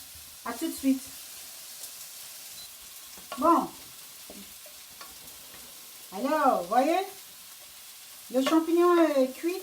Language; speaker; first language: French; non-native, fluent; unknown